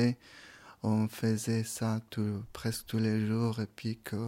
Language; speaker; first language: French; non-native, fluent; Persian